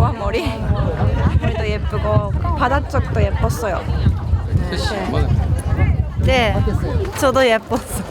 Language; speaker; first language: Korean; non-native, learner; Japanese